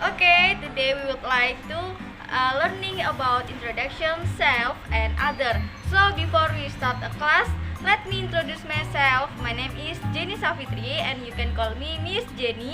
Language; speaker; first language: English; non-native, learner; Indonesian